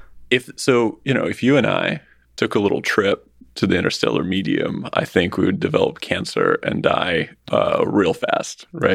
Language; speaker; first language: English; non-native, fluent; Russian